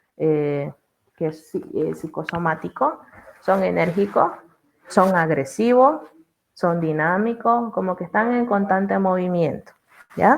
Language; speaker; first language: Spanish; native; Spanish